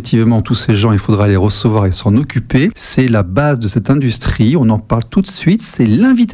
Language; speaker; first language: French; native; French